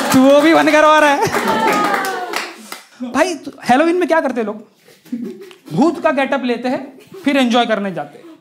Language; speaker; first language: Hindi; non-native, local second language; Gujarati